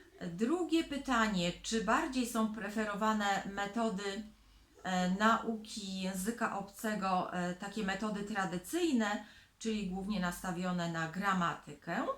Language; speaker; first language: Polish; native; Polish